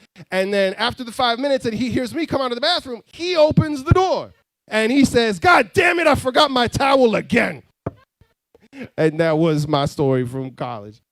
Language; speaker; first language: English; native; English